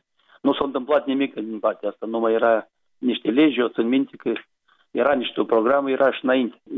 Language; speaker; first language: Romanian; non-native, local second language; Gagauz